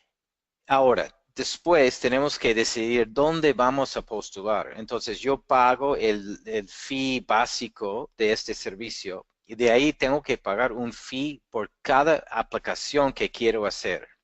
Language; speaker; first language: Spanish; non-native, fluent; English